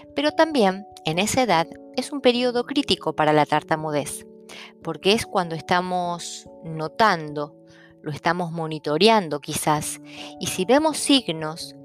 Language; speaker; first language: Spanish; early bilingual, other home language; Italian